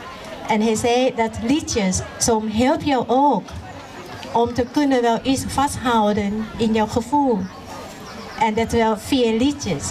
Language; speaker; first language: Dutch; non-native, learner; Thai